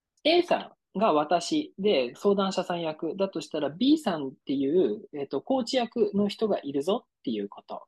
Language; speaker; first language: Japanese; native; Japanese